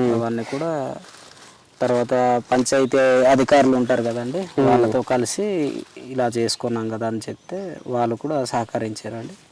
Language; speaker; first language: Telugu; non-native, local second language; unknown